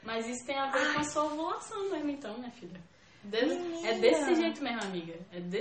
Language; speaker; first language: Portuguese; native; Portuguese